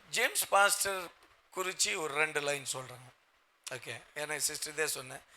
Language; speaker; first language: Tamil; non-native, local second language; Telugu